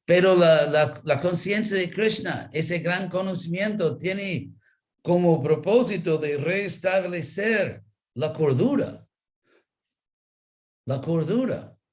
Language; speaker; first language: Spanish; non-native, fluent; English